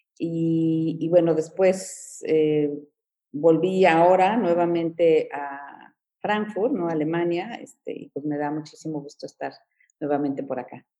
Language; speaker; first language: Spanish; early bilingual, heritage; Spanish